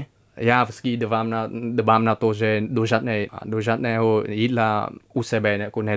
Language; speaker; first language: Czech; non-native, fluent; Vietnamese